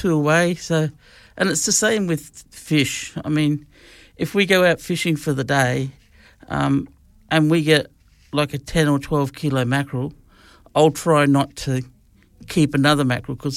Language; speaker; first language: English; native; English